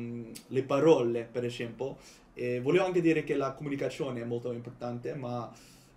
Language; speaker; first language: Italian; non-native, learner; Dutch